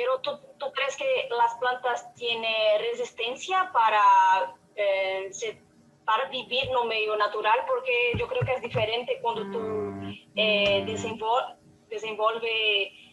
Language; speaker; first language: Spanish; non-native, fluent; Portuguese